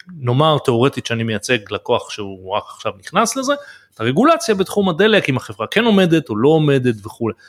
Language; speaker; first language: Hebrew; native; Hebrew